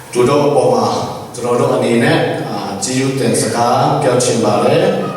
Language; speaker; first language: Burmese; non-native, local second language; Tedim Chin